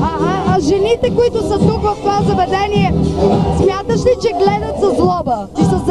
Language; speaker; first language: Bulgarian; native; Bulgarian